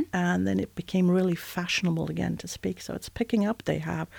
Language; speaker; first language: English; non-native, fluent; Swedish